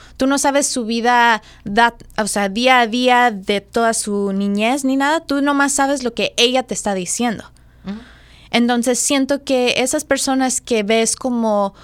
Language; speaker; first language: Spanish; early bilingual, heritage; Spanish